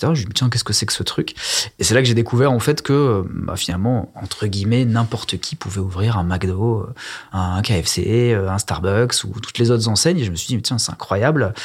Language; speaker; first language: French; native; French